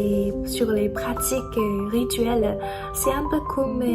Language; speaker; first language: French; non-native, learner; Chinese